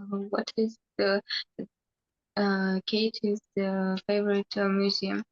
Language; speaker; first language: English; non-native, learner; Russian